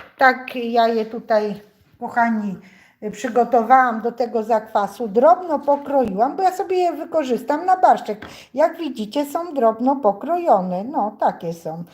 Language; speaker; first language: Polish; native; Polish